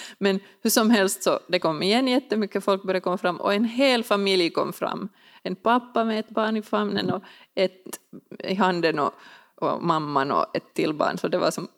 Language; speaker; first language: Swedish; native; Swedish